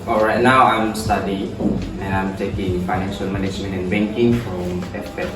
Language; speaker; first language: English; non-native, local second language; Malay